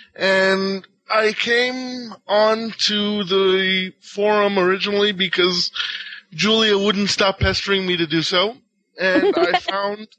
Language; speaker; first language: English; non-native, fluent; Hebrew